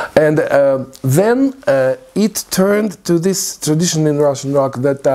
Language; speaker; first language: English; non-native, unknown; Russian